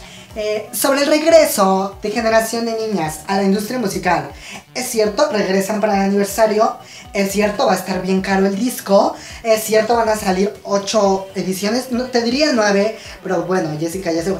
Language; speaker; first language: Spanish; native; Spanish